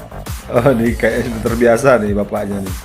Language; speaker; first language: Indonesian; native; Indonesian